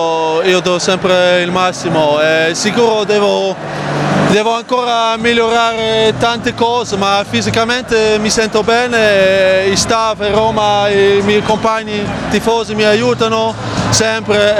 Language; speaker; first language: Italian; non-native, fluent; Dutch